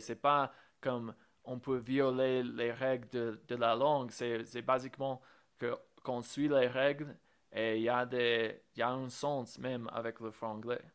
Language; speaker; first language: French; non-native, fluent; English